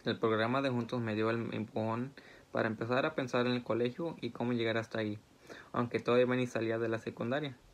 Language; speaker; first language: Spanish; early bilingual, heritage; Spanish